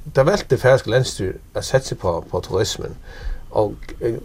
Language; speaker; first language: Danish; non-native, local second language; Faroese